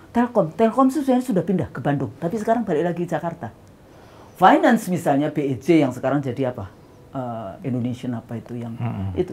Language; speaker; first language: Indonesian; native; Indonesian